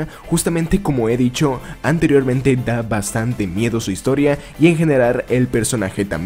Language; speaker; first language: Spanish; native; Spanish